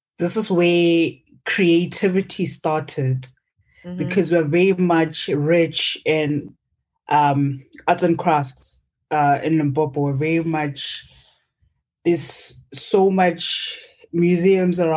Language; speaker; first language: English; non-native, local second language; Northern Sotho